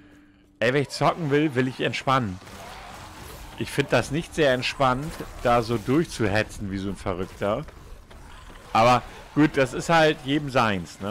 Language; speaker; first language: German; native; German